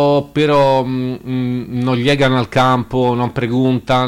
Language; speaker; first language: Spanish; non-native, learner; Italian